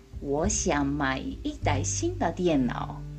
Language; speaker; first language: Chinese; non-native, fluent; Japanese